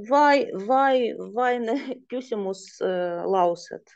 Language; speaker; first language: Finnish; non-native, learner; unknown